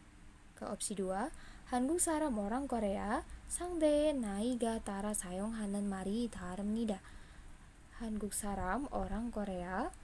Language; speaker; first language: Korean; non-native, fluent; Indonesian